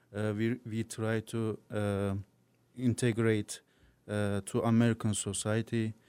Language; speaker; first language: English; non-native, learner; Turkish